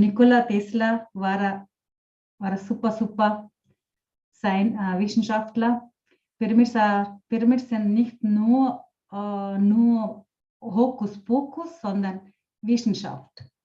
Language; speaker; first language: German; non-native, fluent; Telugu